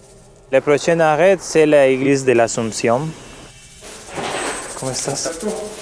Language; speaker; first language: French; non-native, learner; Spanish